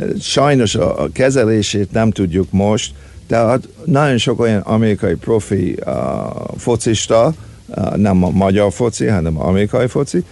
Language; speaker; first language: Hungarian; early bilingual, heritage; Hungarian